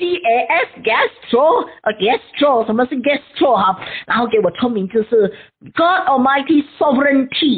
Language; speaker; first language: Chinese; native; Chinese